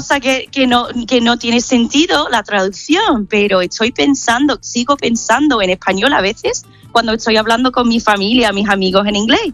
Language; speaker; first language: Spanish; non-native, fluent; English